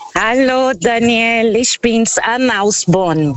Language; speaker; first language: German; non-native, learner; Portuguese